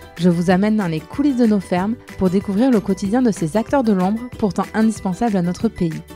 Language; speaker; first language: French; native; French